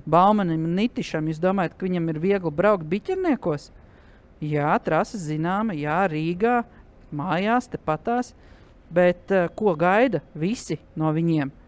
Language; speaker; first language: Latvian; native; Latvian